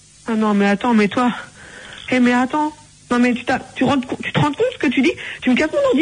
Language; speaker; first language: French; native; French